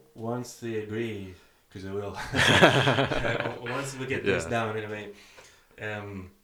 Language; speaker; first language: English; non-native, fluent; Greek